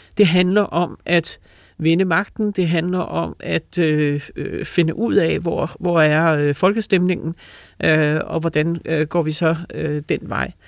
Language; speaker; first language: Danish; native; Danish